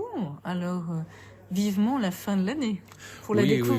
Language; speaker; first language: French; native; French